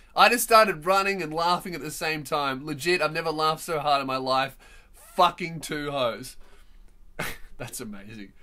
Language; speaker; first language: English; native; English